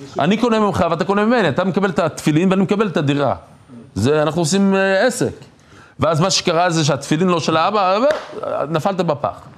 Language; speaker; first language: Hebrew; non-native, fluent; English